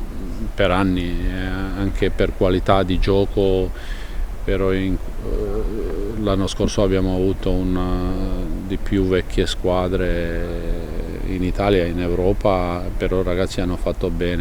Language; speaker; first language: Italian; non-native, fluent; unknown